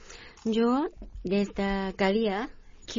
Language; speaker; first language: Spanish; non-native, learner; Japanese